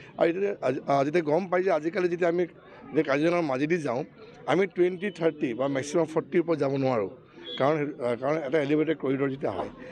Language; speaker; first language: Assamese; native; Assamese